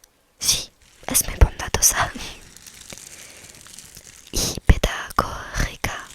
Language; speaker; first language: Spanish; non-native, learner; French